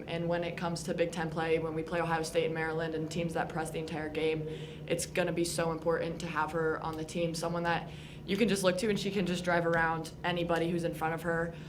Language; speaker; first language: English; native; English